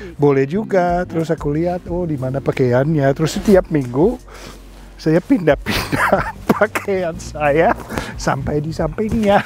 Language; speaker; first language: Indonesian; non-native, fluent; Dutch